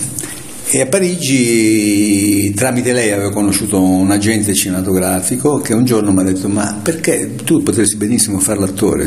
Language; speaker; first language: Italian; native; Italian